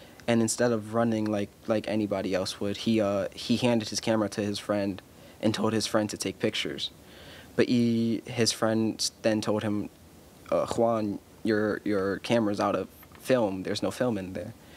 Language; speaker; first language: English; early bilingual, other home language; Spanish